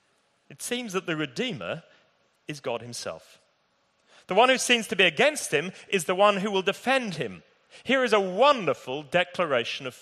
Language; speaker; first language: English; native; English